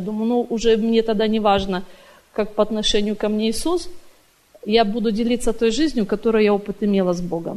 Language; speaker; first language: Russian; native; Russian